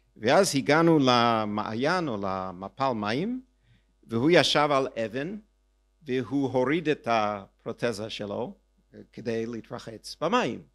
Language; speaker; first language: Hebrew; non-native, fluent; English